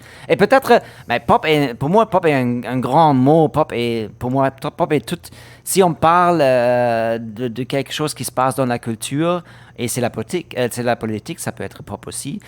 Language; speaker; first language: French; non-native, fluent; German